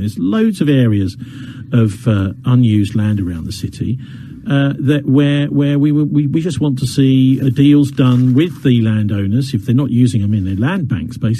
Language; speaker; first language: English; native; English